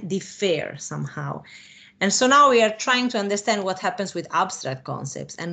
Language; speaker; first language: English; non-native, fluent; Italian